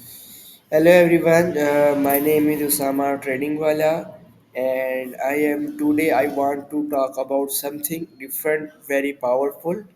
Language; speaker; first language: English; non-native, learner; Urdu